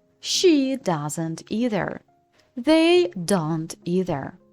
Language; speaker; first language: English; non-native, fluent; Ukrainian